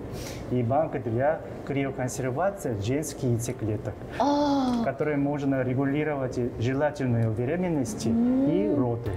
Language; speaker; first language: Russian; non-native, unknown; Korean